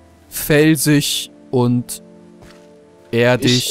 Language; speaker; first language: German; native; German